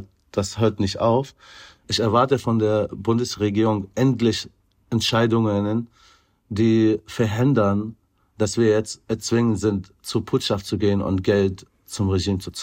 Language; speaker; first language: German; non-native, fluent; Arabic